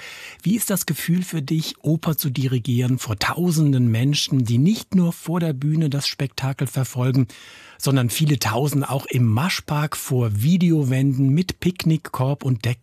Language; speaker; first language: German; native; German